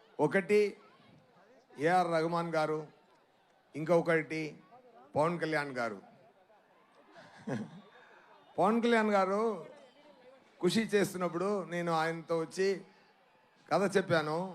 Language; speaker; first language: Telugu; non-native, local second language; Tamil